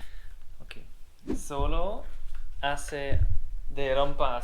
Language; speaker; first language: Spanish; non-native, learner; German